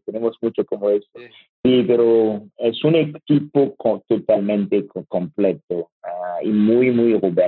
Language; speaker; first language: Spanish; non-native, learner; French